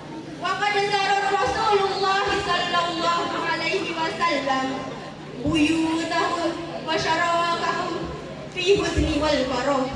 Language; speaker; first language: Arabic; non-native, learner; Indonesian